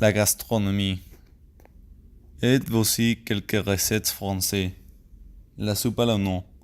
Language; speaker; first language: French; non-native, learner; Spanish